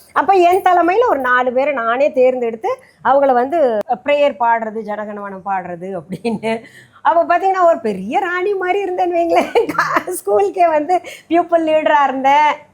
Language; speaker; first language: Tamil; non-native, local second language; Hindi